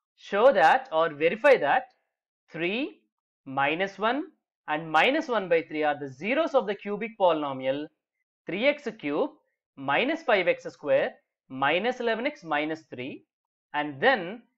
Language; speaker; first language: English; non-native, local second language; Telugu